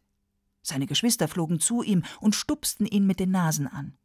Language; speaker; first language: German; native; German